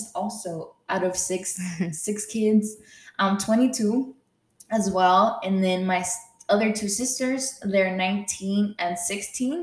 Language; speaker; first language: English; non-native, fluent; Spanish